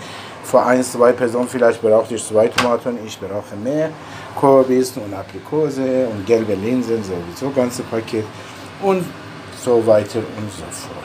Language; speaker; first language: German; non-native, fluent; Persian